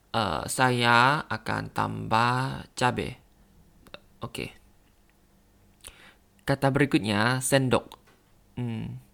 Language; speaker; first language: Indonesian; non-native, learner; Thai